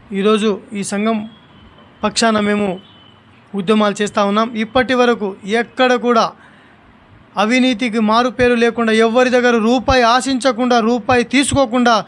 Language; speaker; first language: Telugu; non-native, local second language; Lambadi